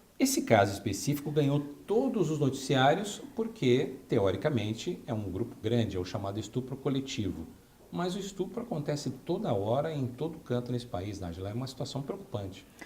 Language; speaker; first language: Portuguese; native; Portuguese